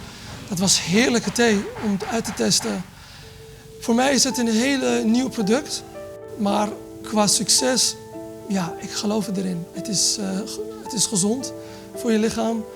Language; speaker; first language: Dutch; early bilingual, other home language; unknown